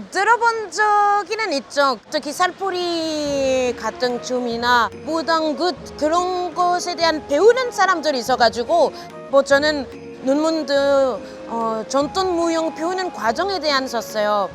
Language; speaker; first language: Korean; non-native, fluent; French